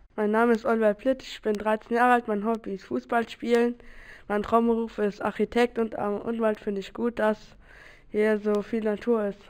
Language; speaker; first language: German; native; German